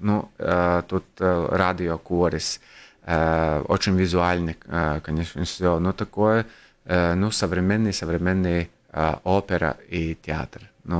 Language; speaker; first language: Russian; non-native, local second language; Latvian